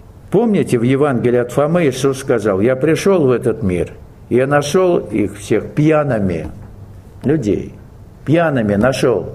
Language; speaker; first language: Russian; native; Russian